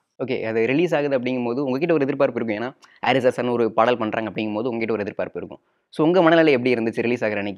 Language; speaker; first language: Tamil; native; Tamil